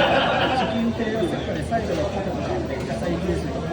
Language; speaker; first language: Japanese; native; Japanese